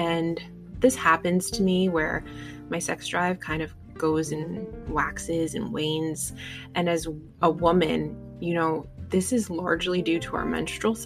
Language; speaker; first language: English; native; English